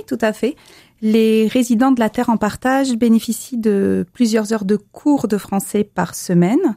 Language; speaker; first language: French; native; French